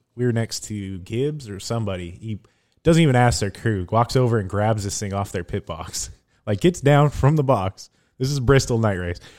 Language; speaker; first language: English; native; English